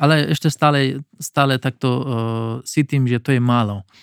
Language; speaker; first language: Slovak; non-native, learner; Pashto